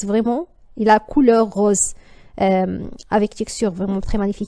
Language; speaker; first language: French; non-native, learner; Arabic